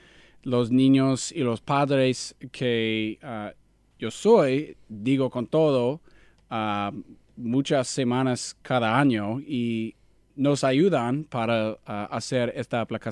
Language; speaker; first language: Spanish; non-native, learner; English